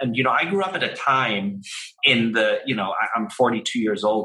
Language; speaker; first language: English; non-native, local second language; Cantonese